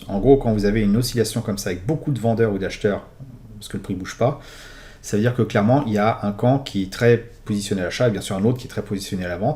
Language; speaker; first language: French; native; French